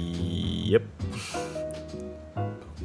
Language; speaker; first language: English; non-native, learner; Bosnian